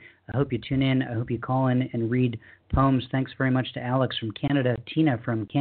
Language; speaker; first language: English; native; English